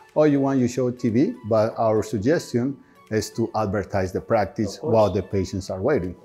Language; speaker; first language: English; non-native, fluent; Spanish